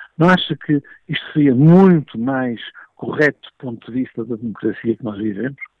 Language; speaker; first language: Portuguese; native; Portuguese